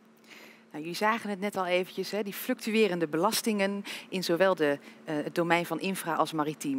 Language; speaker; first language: Dutch; native; Dutch